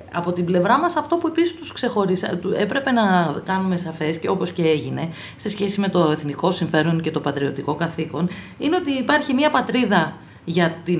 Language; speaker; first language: Greek; native; Greek